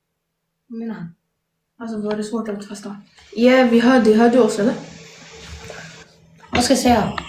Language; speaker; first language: Swedish; early bilingual, other home language; Somali